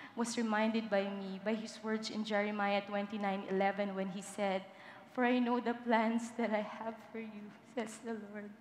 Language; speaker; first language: English; non-native, local second language; Filipino